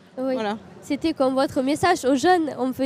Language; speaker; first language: French; non-native, fluent; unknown